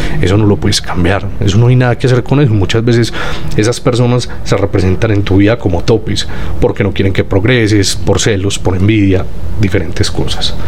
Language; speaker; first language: Spanish; native; Spanish